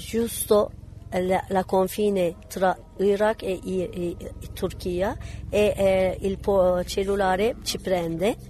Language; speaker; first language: Italian; non-native, learner; Kurdish